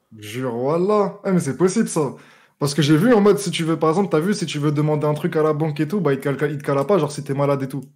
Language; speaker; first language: French; native; French